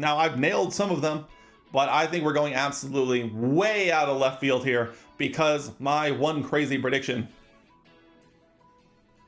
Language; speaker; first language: English; native; English